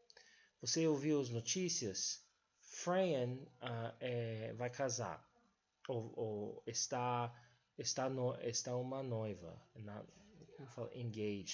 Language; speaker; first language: Portuguese; non-native, fluent; English